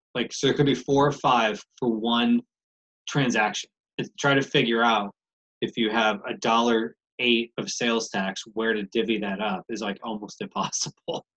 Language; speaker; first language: English; native; English